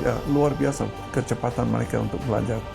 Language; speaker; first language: Indonesian; non-native, fluent; English